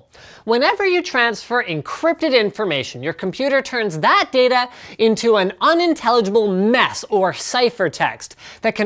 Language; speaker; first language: English; native; English